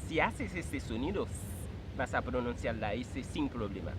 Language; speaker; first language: Spanish; non-native, fluent; Haitian Creole